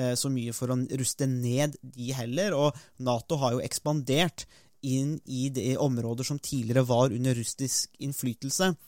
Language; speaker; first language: Norwegian; native; Norwegian